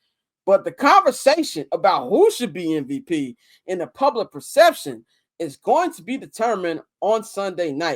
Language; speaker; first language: English; native; English